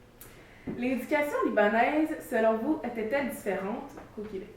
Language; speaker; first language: French; native; French